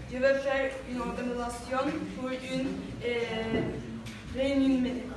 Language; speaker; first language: French; non-native, learner; Turkish